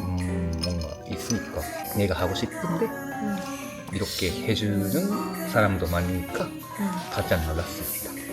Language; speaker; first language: Korean; non-native, learner; Japanese